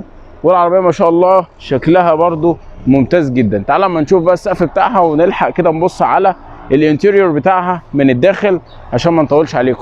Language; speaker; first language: Arabic; native; Arabic